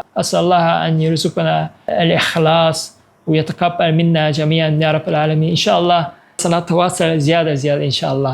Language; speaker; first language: Arabic; non-native, fluent; Korean